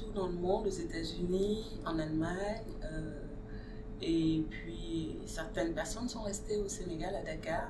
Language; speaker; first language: French; non-native, local second language; Wolof